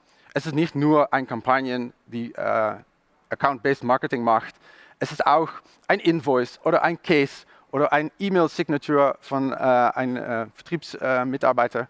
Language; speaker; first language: German; non-native, learner; Dutch